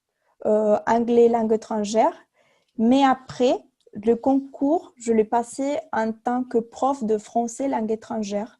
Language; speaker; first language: French; non-native, fluent; Spanish